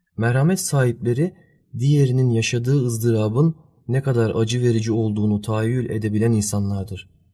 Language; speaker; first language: Turkish; early bilingual, heritage; Turkish